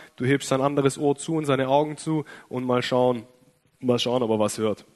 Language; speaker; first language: German; native; German